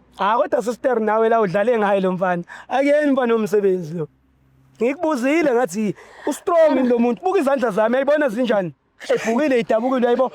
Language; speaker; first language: Zulu; native; Zulu